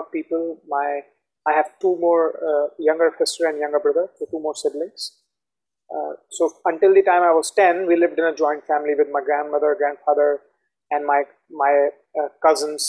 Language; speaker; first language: English; non-native, local second language; Hindi